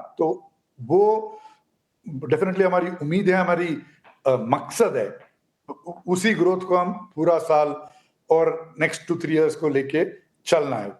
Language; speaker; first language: Hindi; non-native, local second language; Tamil